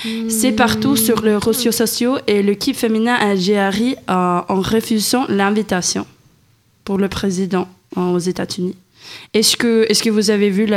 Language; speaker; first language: French; non-native, fluent; Swedish